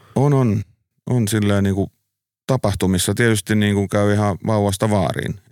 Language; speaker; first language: Finnish; native; Finnish